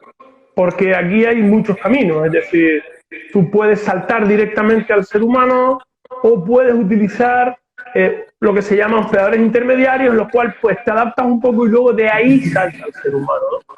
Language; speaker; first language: Spanish; native; Spanish